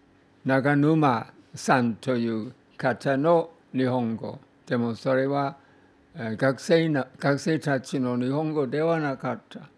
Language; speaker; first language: Japanese; non-native, fluent; English